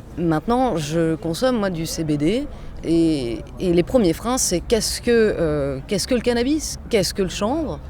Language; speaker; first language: French; native; French